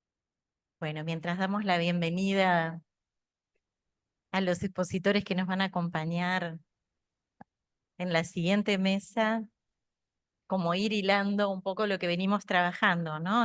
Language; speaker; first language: Spanish; native; Spanish